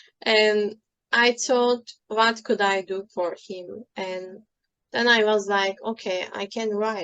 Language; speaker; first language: English; non-native, fluent; Turkish